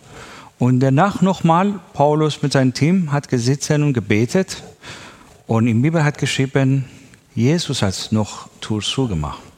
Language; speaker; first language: German; non-native, learner; Persian